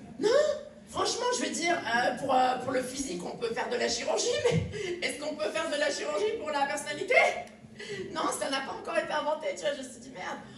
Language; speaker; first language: French; native; French